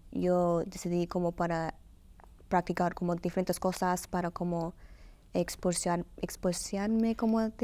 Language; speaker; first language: Spanish; early bilingual, heritage; Spanish